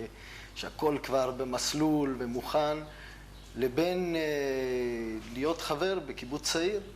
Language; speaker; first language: Hebrew; native; Hebrew